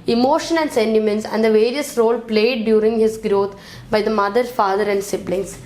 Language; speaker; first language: English; non-native, local second language; Malayalam